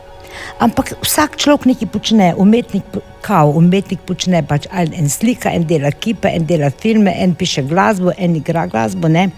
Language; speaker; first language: Slovenian; non-native, fluent; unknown